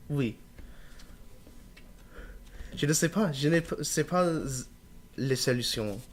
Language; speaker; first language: French; non-native, learner; English